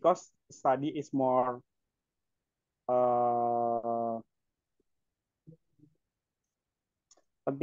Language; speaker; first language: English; non-native, learner; Indonesian